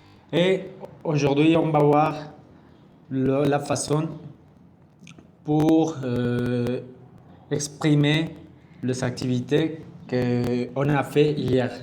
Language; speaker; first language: French; non-native, learner; Spanish